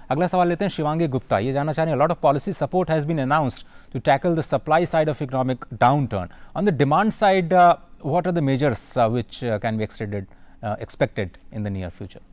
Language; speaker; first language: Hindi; native; Hindi